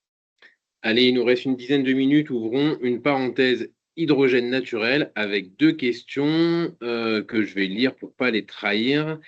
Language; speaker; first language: French; native; French